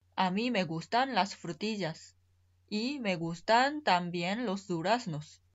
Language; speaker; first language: Spanish; non-native, fluent; Korean